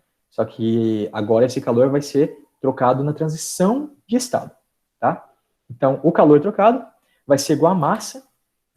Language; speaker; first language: Portuguese; native; Portuguese